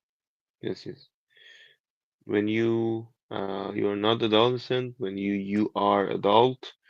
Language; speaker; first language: English; non-native, learner; Persian